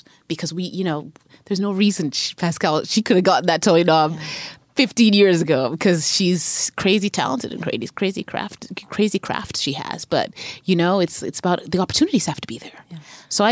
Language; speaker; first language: English; native; English